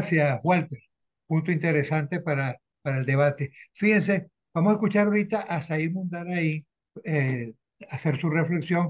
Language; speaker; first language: Spanish; native; Spanish